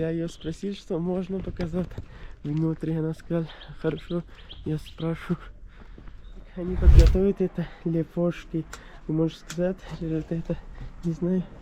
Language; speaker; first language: Russian; non-native, learner; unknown